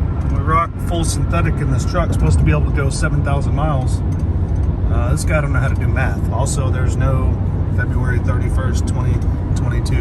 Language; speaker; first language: English; native; English